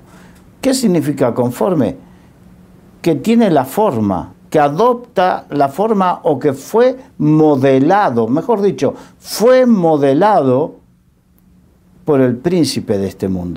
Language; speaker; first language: Spanish; native; Spanish